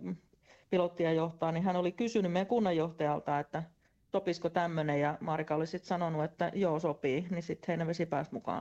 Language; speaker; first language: Finnish; native; Finnish